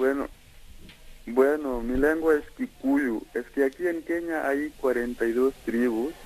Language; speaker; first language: Spanish; non-native, fluent; Kikuyu